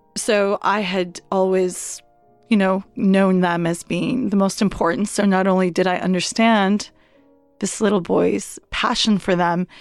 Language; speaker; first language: English; native; English